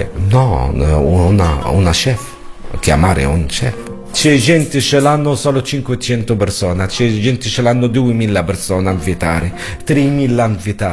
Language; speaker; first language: Italian; non-native, learner; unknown